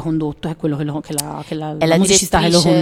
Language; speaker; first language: Italian; native; Italian